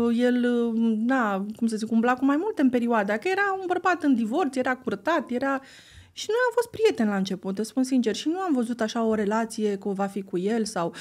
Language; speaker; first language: Romanian; native; Romanian